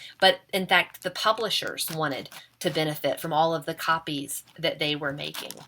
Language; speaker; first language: English; native; English